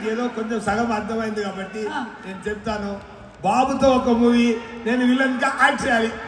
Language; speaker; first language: Telugu; non-native, learner; Tamil